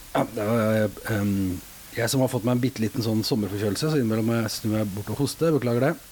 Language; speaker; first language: Norwegian; native; Norwegian